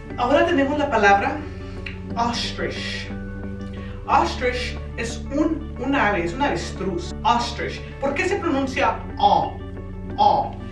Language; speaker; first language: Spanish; native; Spanish